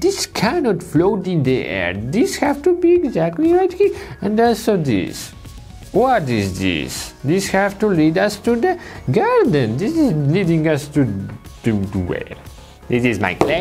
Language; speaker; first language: English; non-native, fluent; Polish